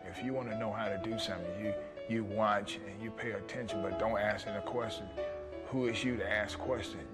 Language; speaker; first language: English; native; English